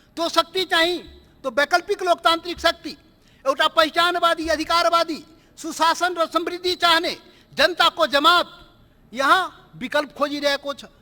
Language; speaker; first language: Nepali; non-native, local second language; Maithili